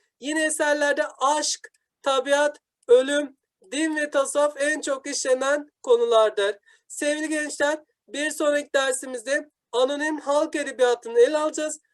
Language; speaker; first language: Turkish; native; Turkish